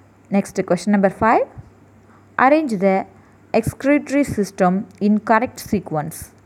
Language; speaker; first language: English; non-native, local second language; Tamil